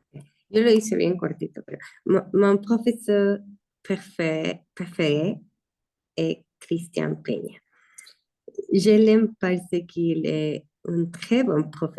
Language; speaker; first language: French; non-native, learner; Spanish